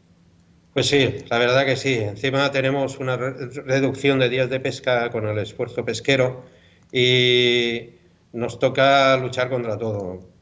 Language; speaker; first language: Spanish; native; Spanish